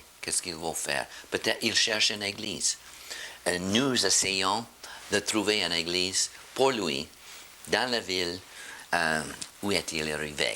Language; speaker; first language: French; non-native, learner; English